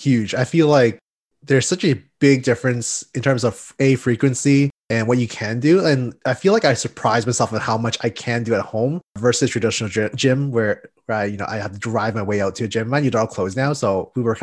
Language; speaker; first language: English; native; English